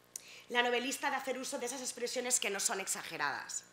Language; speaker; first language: Spanish; native; Spanish